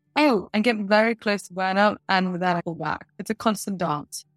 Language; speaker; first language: English; early bilingual, other home language; Russian